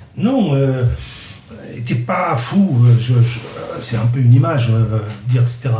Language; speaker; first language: French; non-native, local second language; Kabyle